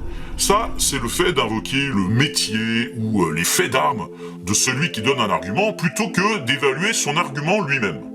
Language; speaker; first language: French; native; French